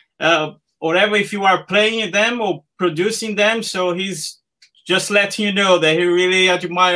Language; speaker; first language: English; non-native, fluent; Portuguese